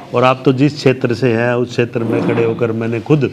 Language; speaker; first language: Hindi; native; Hindi